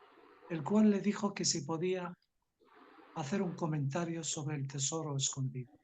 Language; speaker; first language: Spanish; native; Spanish